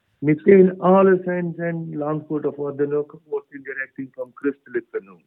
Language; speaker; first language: Dutch; non-native, fluent; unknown